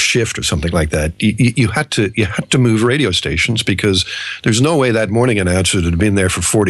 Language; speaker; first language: English; native; English